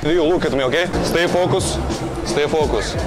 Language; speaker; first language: English; non-native, learner; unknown